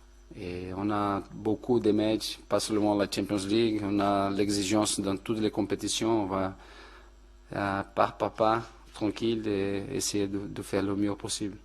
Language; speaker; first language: French; non-native, fluent; Portuguese